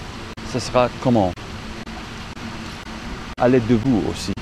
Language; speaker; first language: French; non-native, fluent; Slovenian